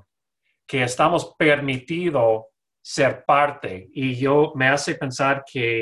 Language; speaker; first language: Spanish; non-native, learner; English